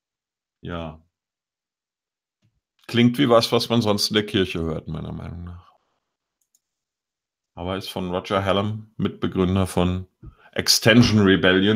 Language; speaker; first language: German; native; German